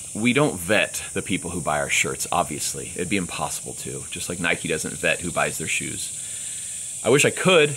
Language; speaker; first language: English; native; English